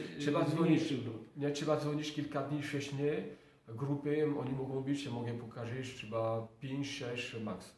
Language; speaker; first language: Polish; non-native, learner; French